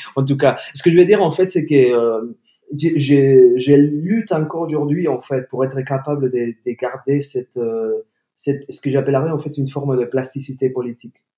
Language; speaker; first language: French; non-native, fluent; Spanish